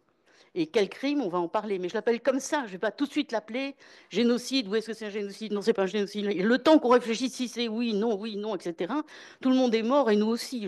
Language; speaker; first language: French; native; French